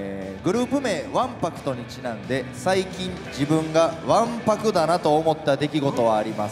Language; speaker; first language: Japanese; native; Japanese